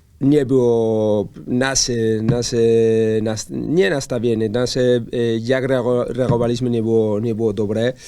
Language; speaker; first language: Polish; non-native, learner; Spanish